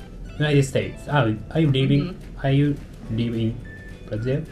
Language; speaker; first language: English; non-native, learner; Japanese